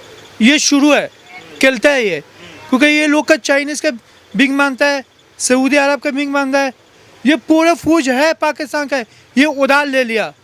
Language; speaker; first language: Hindi; non-native, learner; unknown